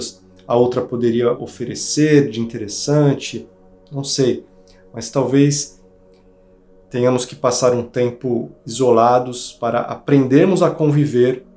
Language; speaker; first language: Portuguese; native; Portuguese